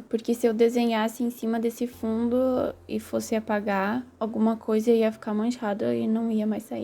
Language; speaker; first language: Portuguese; native; Portuguese